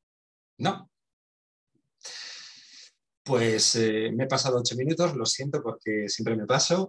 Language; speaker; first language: Spanish; native; Spanish